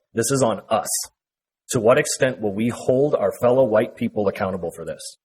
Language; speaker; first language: English; native; English